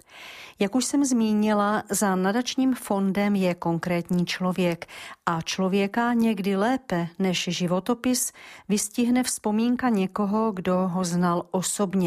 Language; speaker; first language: Czech; native; Czech